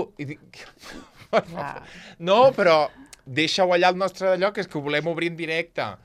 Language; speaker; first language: Catalan; native; Catalan